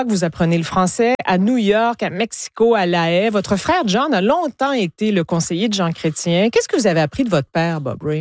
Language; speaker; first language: French; native; French